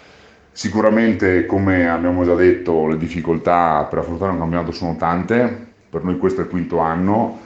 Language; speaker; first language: Italian; native; Italian